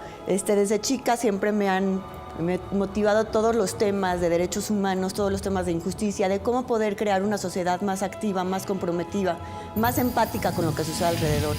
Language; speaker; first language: Spanish; native; Spanish